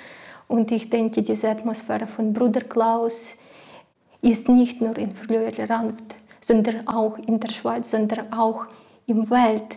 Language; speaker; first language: German; non-native, learner; Ukrainian